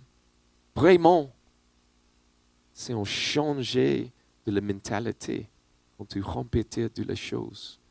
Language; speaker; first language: French; non-native, learner; English